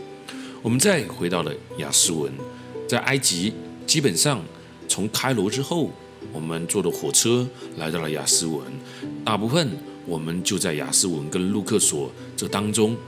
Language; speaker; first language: Chinese; native; Chinese